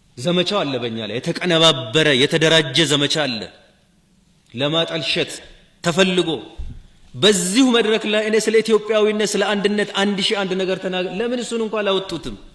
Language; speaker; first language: Amharic; non-native, local second language; Oromo